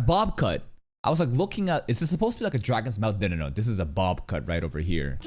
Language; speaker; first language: English; native; English